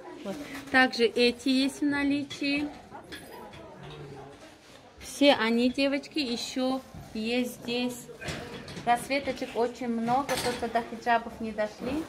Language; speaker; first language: Russian; non-native, local second language; Tajik